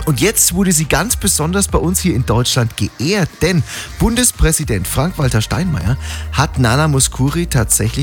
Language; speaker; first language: German; native; German